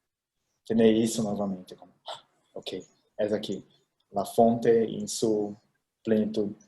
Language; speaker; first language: Spanish; non-native, fluent; Portuguese